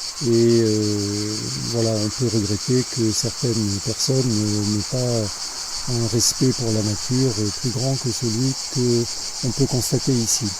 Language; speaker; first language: French; native; French